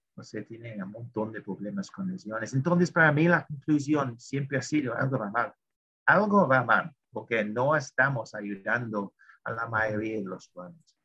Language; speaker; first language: Spanish; non-native, fluent; English